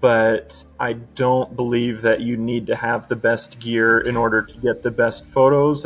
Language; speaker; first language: English; native; English